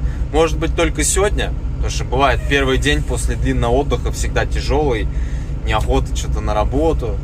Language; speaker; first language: Russian; native; Russian